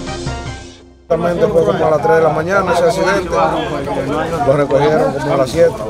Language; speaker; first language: Spanish; native; Spanish